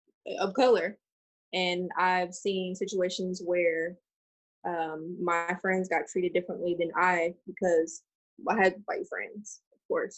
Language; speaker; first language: English; native; English